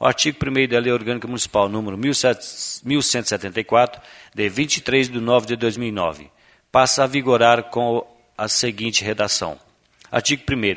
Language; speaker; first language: Portuguese; native; Portuguese